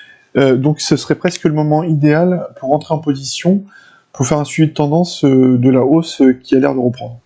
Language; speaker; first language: French; native; French